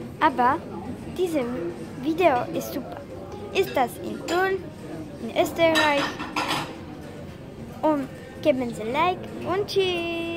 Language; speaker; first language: German; non-native, learner; Slovak